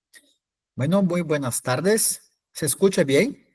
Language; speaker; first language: Spanish; non-native, fluent; Portuguese